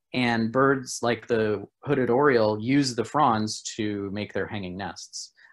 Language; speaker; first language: English; native; English